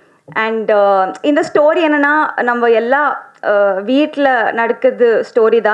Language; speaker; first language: Tamil; non-native, learner; Telugu